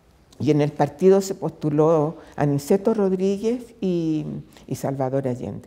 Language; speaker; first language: Spanish; native; Spanish